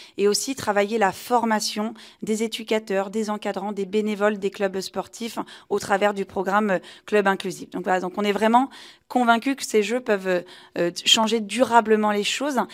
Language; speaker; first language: French; native; French